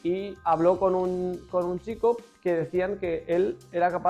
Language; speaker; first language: Spanish; native; Spanish